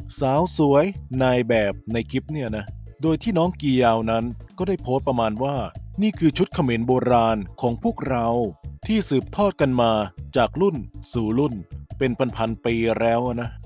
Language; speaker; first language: Thai; native; Thai